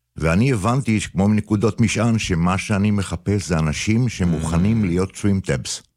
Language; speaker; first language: Hebrew; native; Hebrew